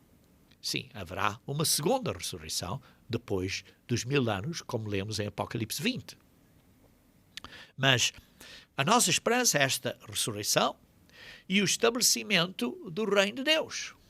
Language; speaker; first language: Portuguese; native; Portuguese